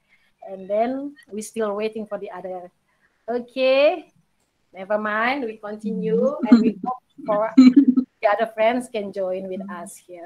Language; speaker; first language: English; non-native, learner; Indonesian